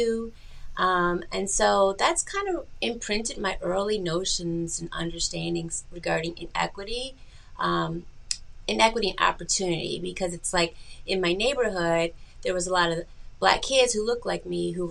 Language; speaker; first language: English; native; English